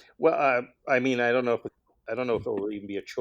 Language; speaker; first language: English; native; English